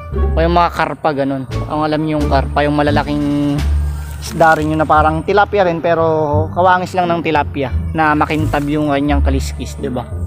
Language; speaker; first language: Filipino; non-native, local second language; Iloko